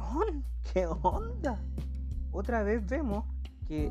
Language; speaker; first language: Spanish; native; Spanish